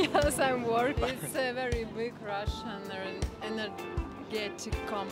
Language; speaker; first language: English; non-native, learner; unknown